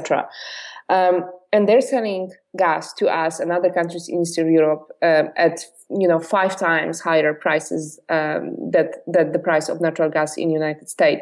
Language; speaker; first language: English; non-native, fluent; Polish